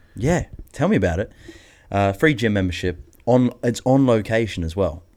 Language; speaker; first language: English; native; English